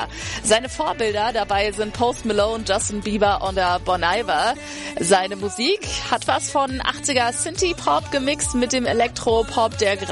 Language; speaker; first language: German; native; German